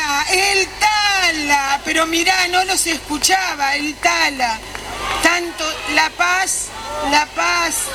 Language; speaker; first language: Spanish; native; Spanish